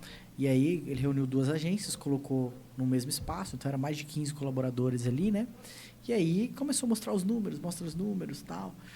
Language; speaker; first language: Portuguese; native; Portuguese